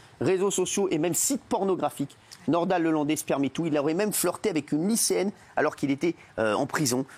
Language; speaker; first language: French; native; French